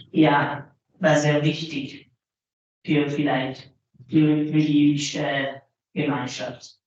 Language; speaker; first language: German; non-native, learner; Italian